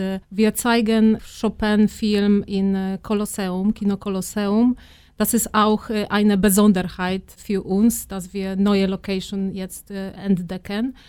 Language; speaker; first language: German; non-native, fluent; Polish